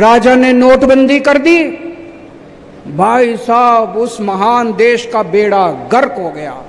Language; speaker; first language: Hindi; native; Hindi